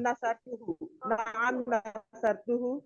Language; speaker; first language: Arabic; non-native, learner; Urdu